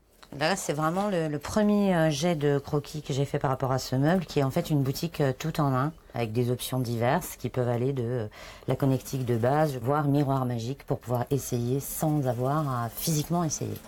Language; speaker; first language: French; native; French